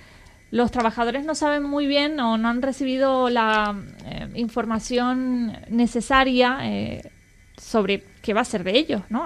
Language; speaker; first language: Spanish; native; Spanish